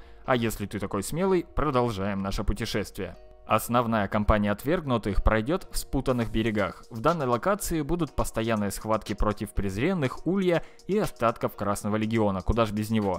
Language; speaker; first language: Russian; native; Russian